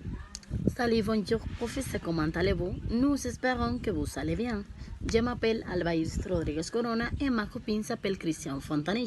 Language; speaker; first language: French; non-native, learner; Spanish